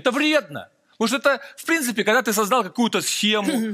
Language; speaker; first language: Russian; native; Russian